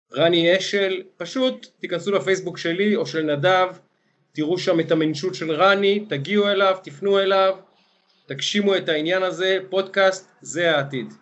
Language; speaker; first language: Hebrew; native; Hebrew